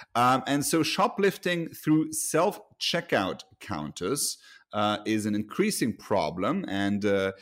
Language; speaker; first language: English; non-native, fluent; Luxembourgish